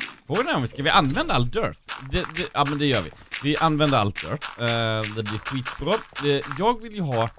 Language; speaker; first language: Swedish; native; Swedish